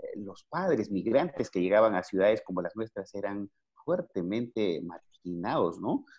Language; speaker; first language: Spanish; native; Spanish